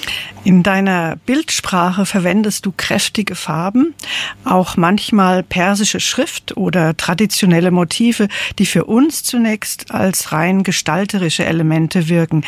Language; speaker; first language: German; native; German